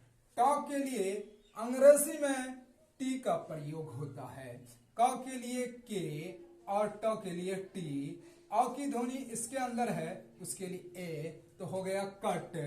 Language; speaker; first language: Hindi; native; Hindi